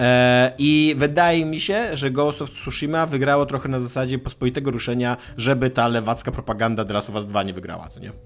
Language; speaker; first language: Polish; native; Polish